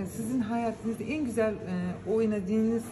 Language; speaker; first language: Turkish; non-native, fluent; Uzbek